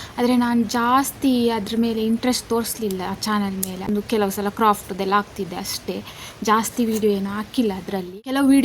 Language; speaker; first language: Kannada; non-native, local second language; Tulu